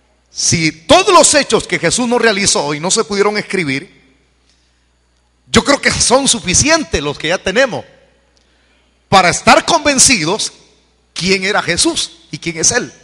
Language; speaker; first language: Spanish; native; Spanish